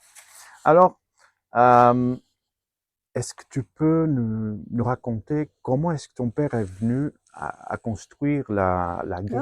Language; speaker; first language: French; non-native, fluent; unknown